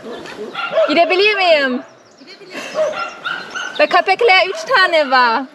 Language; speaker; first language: Turkish; non-native, learner; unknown